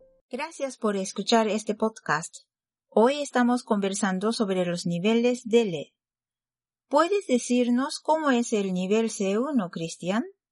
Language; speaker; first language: Spanish; non-native, fluent; Japanese